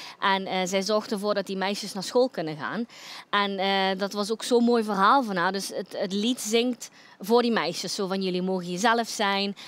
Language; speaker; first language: Dutch; early bilingual, other home language; Croatian